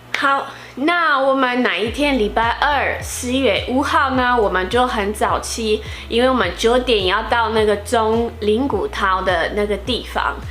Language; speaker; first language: Chinese; non-native, fluent; Portuguese